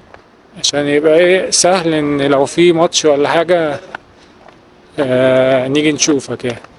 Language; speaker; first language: Arabic; native; Arabic